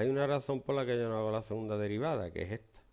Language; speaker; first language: Spanish; native; Spanish